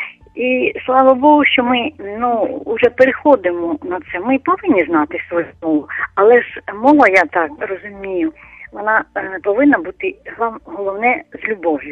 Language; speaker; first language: Ukrainian; non-native, local second language; Russian